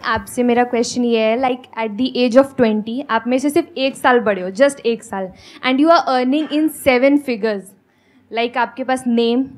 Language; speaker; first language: Hindi; native; Hindi